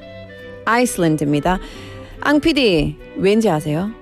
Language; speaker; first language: Korean; non-native, learner; English